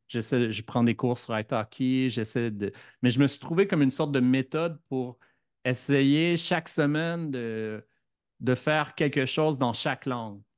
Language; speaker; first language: French; native; French